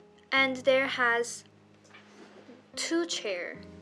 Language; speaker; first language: English; non-native, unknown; Korean